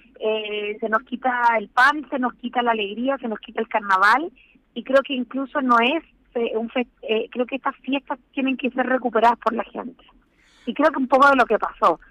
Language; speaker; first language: Spanish; native; Spanish